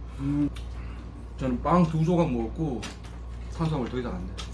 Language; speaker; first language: Korean; native; Korean